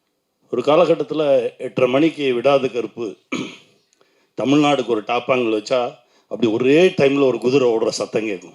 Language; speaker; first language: Tamil; native; Tamil